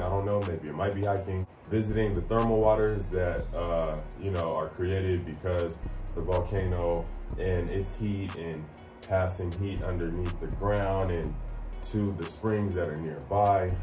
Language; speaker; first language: English; native; English